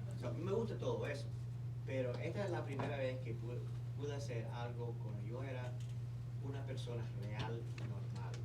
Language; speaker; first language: Spanish; early bilingual, heritage; Spanish